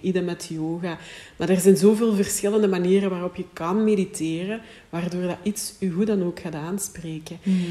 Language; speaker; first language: Dutch; native; Dutch